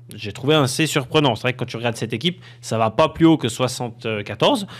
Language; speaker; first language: French; native; French